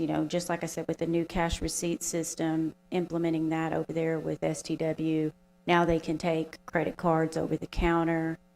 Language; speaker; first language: English; native; English